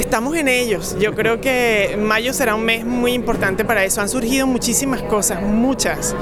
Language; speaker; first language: Spanish; native; Spanish